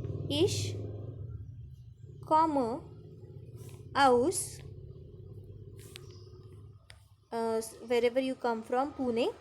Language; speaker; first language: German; non-native, fluent; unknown